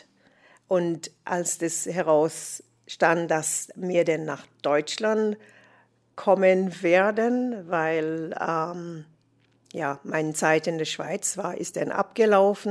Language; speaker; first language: German; non-native, fluent; English